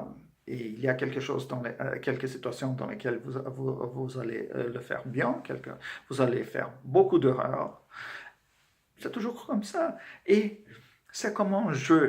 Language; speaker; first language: French; non-native, fluent; Portuguese